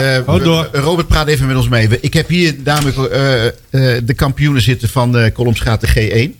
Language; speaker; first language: Dutch; native; Dutch